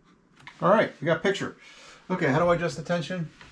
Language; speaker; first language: English; native; English